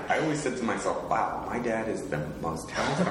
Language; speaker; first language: English; native; English